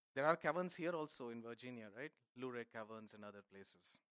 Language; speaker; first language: English; non-native, local second language; Telugu